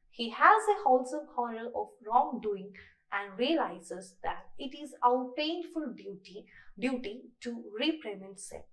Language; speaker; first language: English; non-native, local second language; Malayalam